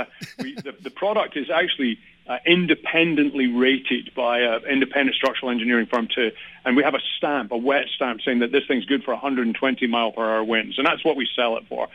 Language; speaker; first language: English; native; English